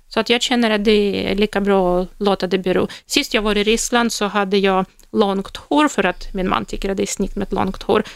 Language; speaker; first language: Swedish; non-native, fluent; Russian